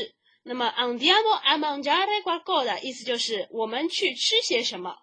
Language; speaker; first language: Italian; non-native, fluent; Chinese